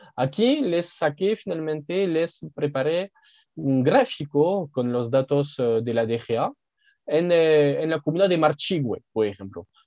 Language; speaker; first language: Spanish; non-native, fluent; French